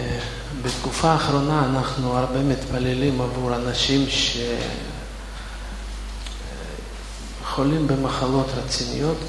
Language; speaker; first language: Hebrew; non-native, fluent; Russian